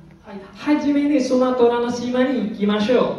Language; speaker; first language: Japanese; non-native, learner; Indonesian